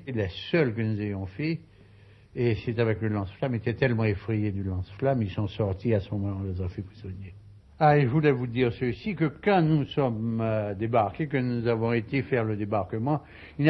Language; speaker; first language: French; native; French